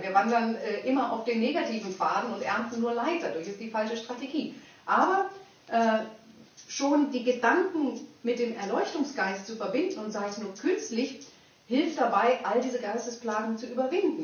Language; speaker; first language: German; native; German